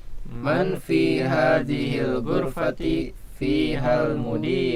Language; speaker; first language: Arabic; non-native, learner; Indonesian